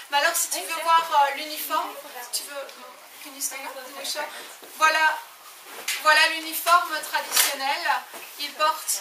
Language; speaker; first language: French; native; French